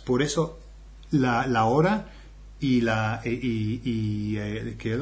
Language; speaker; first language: Spanish; non-native, fluent; English